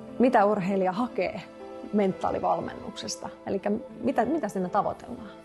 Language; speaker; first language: Finnish; native; Finnish